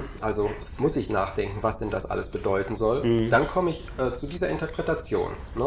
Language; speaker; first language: German; native; German